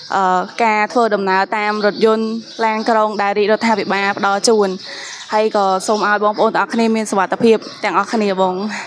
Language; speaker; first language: Khmer; native; Khmer